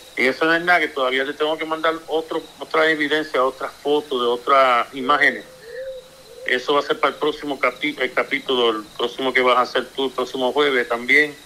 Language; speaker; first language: Spanish; early bilingual, heritage; Spanish